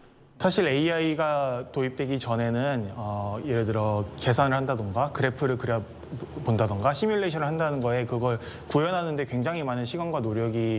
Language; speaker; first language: Korean; native; Korean